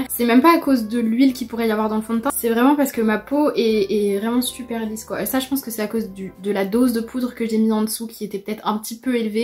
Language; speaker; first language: French; native; French